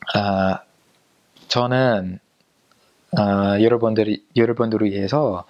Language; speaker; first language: Korean; non-native, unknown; English